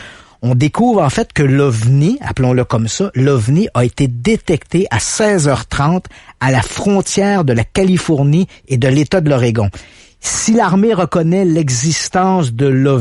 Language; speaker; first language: French; native; French